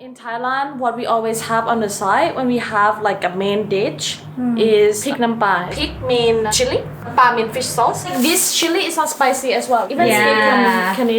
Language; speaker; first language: English; non-native, fluent; Thai